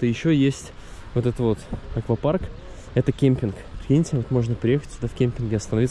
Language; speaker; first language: Russian; native; Russian